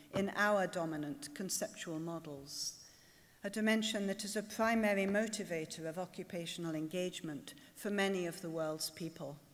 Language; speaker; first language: English; native; English